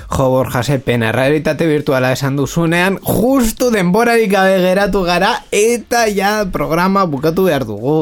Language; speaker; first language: Basque; non-native, local second language; Spanish